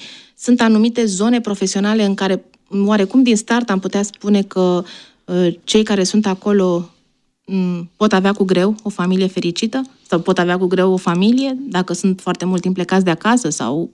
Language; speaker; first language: Romanian; native; Romanian